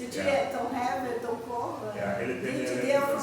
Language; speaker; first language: French; non-native, learner; Portuguese